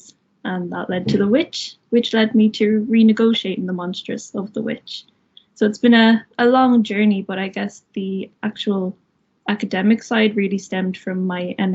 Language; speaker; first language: English; native; English